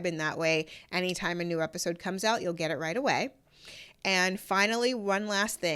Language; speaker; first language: English; native; English